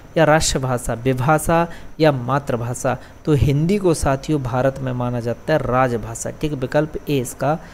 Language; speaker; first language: Hindi; native; Hindi